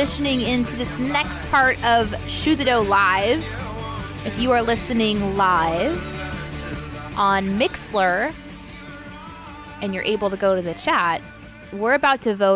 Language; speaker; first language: English; native; English